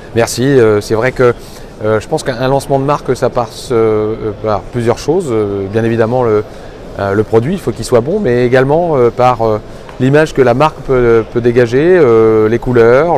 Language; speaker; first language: French; native; French